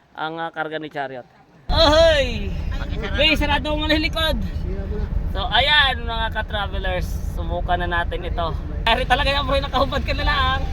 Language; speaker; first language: Filipino; native; Filipino